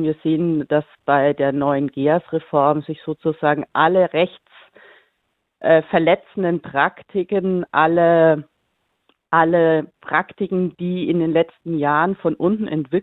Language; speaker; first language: German; native; German